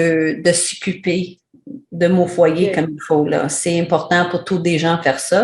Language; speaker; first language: French; non-native, learner; English